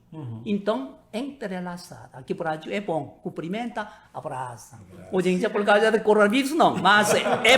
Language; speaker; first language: Portuguese; non-native, learner; Korean